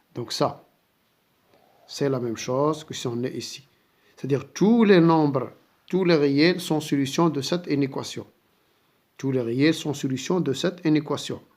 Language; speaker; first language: French; non-native, local second language; Arabic